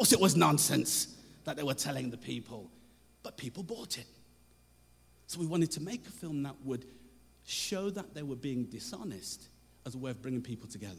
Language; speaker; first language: English; native; English